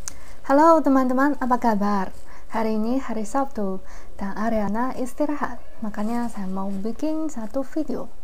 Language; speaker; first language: Indonesian; non-native, fluent; Chinese